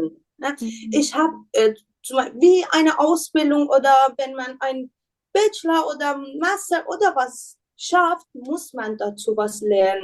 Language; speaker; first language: German; non-native, learner; Persian